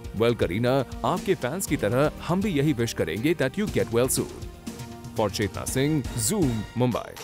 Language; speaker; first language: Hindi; native; Hindi